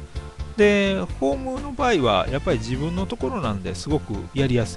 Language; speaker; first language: Japanese; native; Japanese